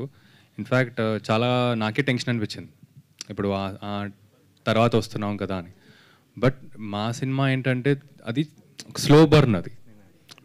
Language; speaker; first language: Telugu; native; Telugu